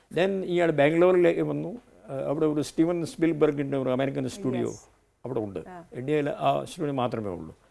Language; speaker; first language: Malayalam; non-native, fluent; Hindi